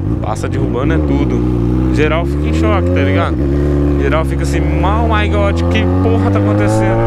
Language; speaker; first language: Portuguese; native; Portuguese